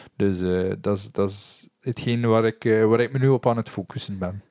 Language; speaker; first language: Dutch; native; Dutch